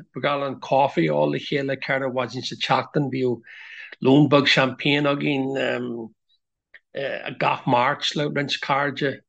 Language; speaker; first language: Irish; non-native, local second language; English